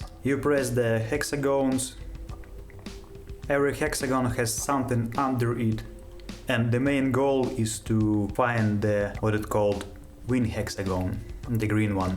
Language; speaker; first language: English; non-native, fluent; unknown